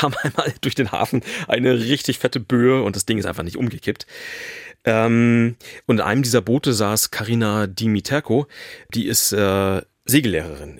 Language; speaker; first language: German; native; German